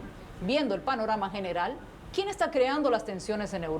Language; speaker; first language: Spanish; native; Spanish